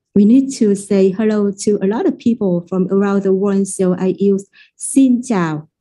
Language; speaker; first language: English; non-native, fluent; Vietnamese